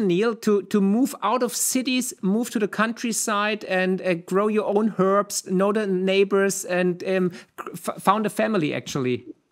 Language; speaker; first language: English; non-native, fluent; German